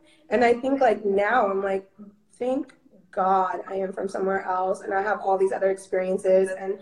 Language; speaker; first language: English; early bilingual, other home language; Amharic